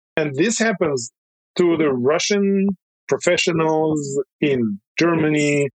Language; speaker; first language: English; non-native, fluent; Russian